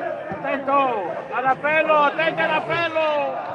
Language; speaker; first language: Italian; native; Italian